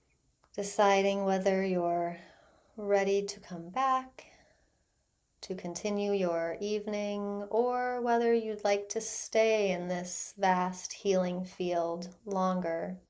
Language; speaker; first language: English; native; English